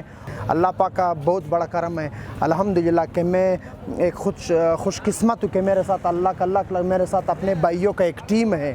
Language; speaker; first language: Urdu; non-native, local second language; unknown